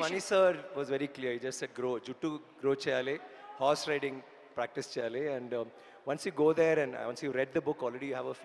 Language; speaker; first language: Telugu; non-native, learner; Tamil